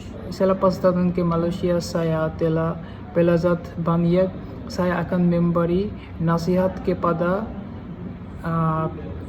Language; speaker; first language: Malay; non-native, learner; Bangla